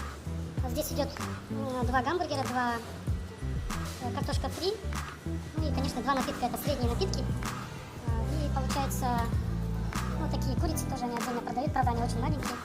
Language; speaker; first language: Russian; non-native, local second language; Kyrgyz